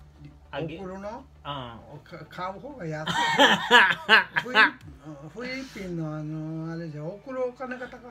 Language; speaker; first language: Japanese; native; Japanese